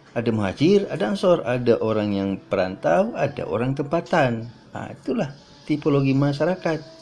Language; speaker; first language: Malay; native; Malay